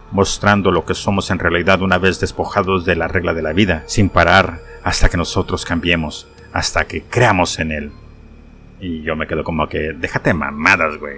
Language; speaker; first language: Spanish; native; Spanish